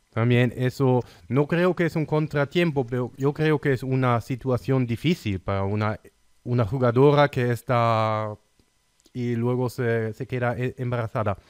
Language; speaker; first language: Spanish; non-native, fluent; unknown